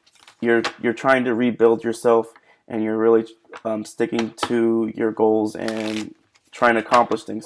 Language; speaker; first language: English; native; English